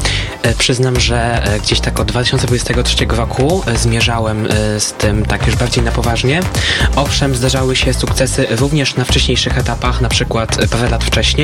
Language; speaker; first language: Polish; native; Polish